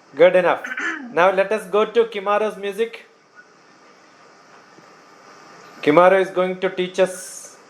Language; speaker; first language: English; non-native, local second language; Malayalam